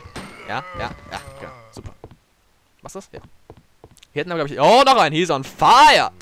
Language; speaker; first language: German; native; German